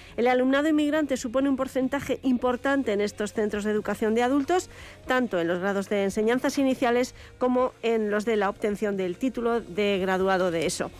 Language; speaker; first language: Spanish; native; Spanish